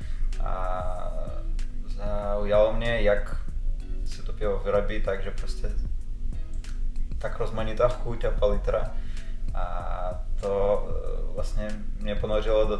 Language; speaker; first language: Czech; non-native, fluent; Russian